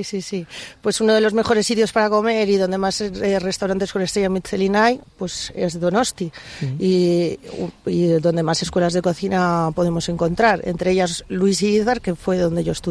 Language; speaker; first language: Spanish; native; Spanish